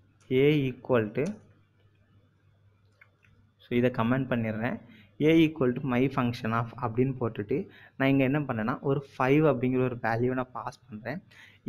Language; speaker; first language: Tamil; native; Tamil